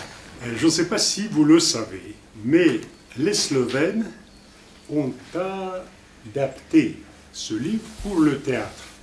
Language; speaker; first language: French; non-native, fluent; Russian